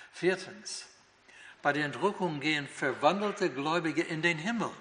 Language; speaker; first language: German; non-native, fluent; English